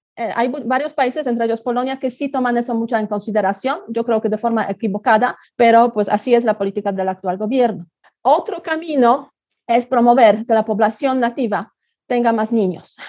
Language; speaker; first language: Spanish; non-native, fluent; Polish